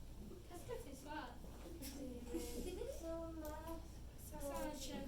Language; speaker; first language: French; non-native, learner; English